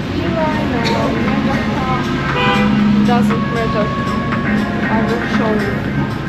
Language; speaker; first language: English; non-native, learner; Russian